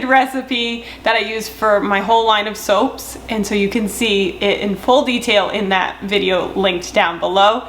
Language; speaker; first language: English; native; English